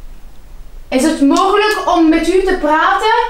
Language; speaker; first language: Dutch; non-native, learner; French